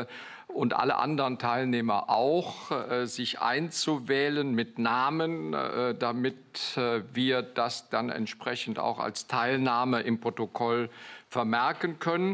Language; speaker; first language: German; native; German